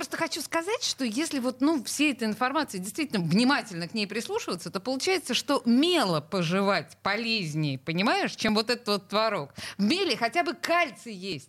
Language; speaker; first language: Russian; native; Russian